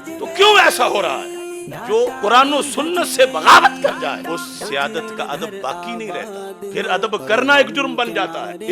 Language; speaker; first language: Urdu; non-native, local second language; Punjabi